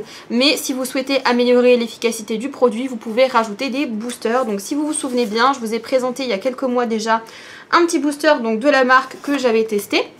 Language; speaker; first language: French; native; French